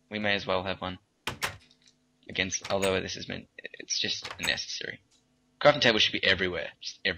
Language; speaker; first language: English; native; English